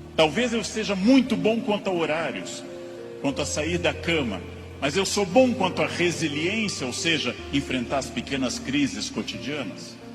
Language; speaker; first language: Portuguese; native; Portuguese